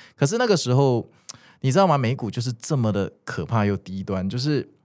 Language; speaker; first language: Chinese; native; Chinese